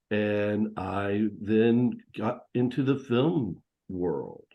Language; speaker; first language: English; native; English